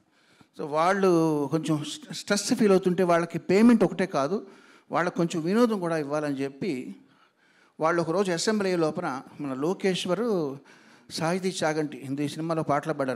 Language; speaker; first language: Telugu; native; Telugu